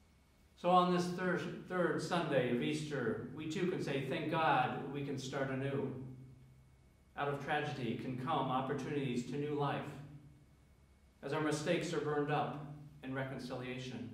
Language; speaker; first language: English; native; English